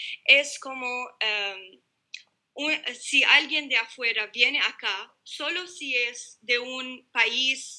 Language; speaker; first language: Spanish; non-native, learner; Arabic